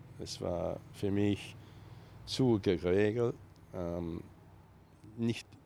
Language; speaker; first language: German; early bilingual, heritage; German